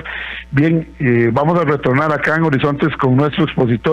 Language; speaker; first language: Spanish; native; Spanish